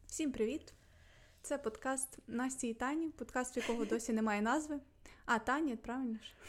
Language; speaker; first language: Ukrainian; non-native, local second language; Russian